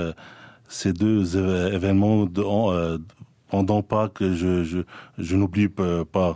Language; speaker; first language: French; non-native, local second language; Arabic